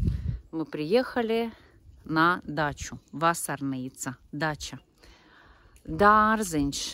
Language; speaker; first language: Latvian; non-native, local second language; Russian